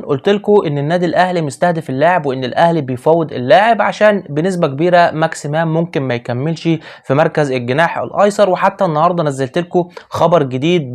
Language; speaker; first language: Arabic; native; Arabic